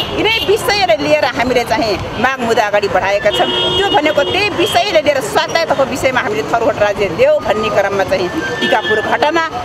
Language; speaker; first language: Nepali; non-native, local second language; Dangaura Tharu